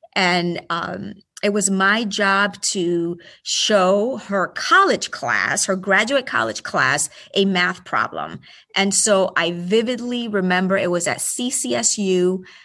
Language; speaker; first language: English; early bilingual, other home language; Spanish